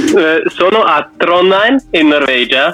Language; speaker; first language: Italian; non-native, learner; Norwegian